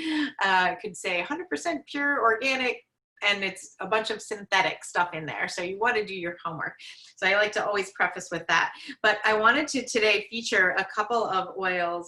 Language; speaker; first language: English; native; English